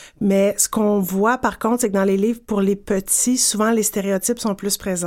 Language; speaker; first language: French; native; French